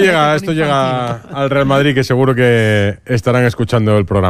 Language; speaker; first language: Spanish; native; Spanish